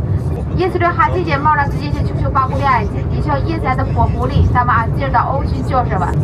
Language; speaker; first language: Russian; non-native, learner; Chinese